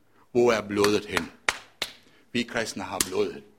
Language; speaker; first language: Danish; non-native, fluent; Sinhala